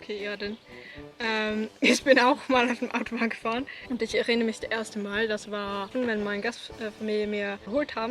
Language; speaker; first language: German; non-native, fluent; Swedish